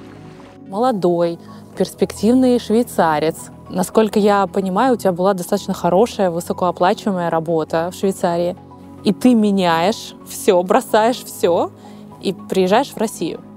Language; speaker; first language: Russian; native; Russian